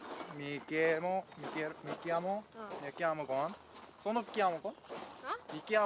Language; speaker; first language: Italian; non-native, learner; Korean